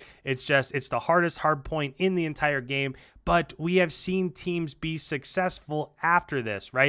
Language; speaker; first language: English; native; English